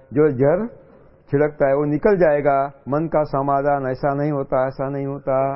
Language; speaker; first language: Hindi; non-native, local second language; Marathi